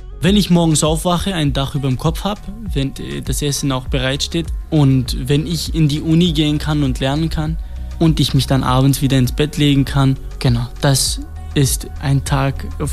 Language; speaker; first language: German; non-native, fluent; Kurdish